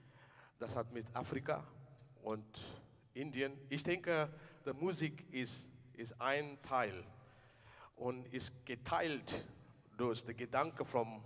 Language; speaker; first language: German; non-native, learner; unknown